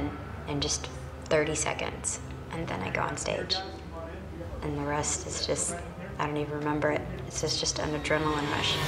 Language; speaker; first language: English; native; English